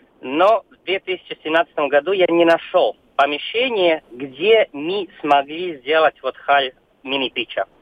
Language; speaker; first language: Russian; non-native, local second language; Latvian